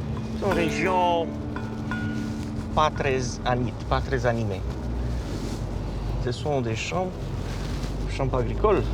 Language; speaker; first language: French; non-native, learner; Romanian